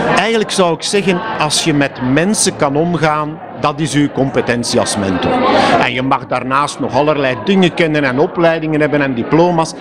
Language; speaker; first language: Dutch; native; Dutch